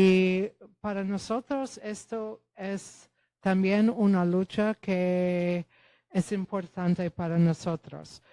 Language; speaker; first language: Spanish; non-native, fluent; Polish